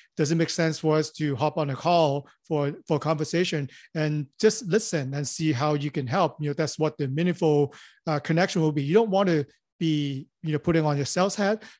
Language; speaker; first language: English; non-native, local second language; Cantonese